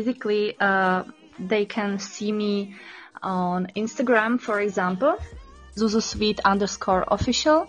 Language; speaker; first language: English; non-native, learner; Czech